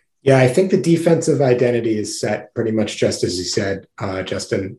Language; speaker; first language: English; native; English